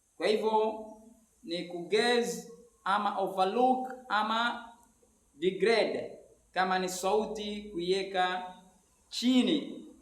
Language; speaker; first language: Swahili; native; Swahili